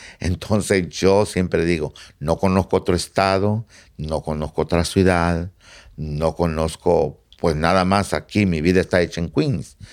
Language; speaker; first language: Spanish; native; Spanish